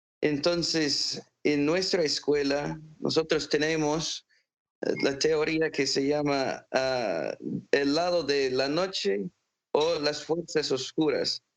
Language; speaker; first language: Spanish; non-native, fluent; English